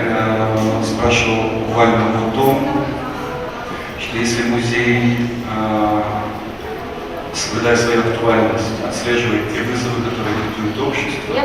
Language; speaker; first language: Russian; native; Russian